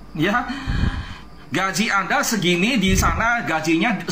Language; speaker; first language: Indonesian; native; Indonesian